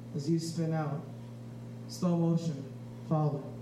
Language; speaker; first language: English; native; English